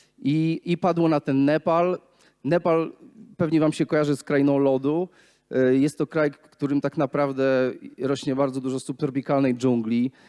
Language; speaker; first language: Polish; native; Polish